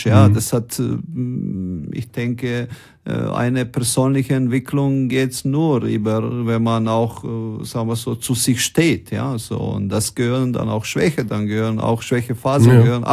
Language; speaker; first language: German; non-native, fluent; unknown